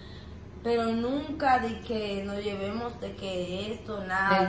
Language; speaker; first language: Spanish; native; Spanish